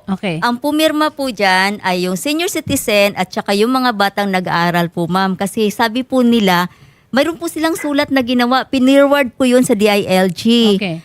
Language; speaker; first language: Filipino; native; Filipino